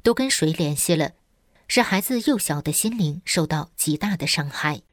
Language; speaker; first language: Chinese; native; Chinese